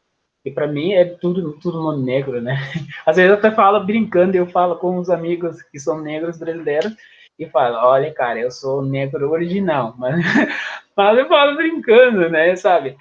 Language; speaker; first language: Portuguese; non-native, fluent; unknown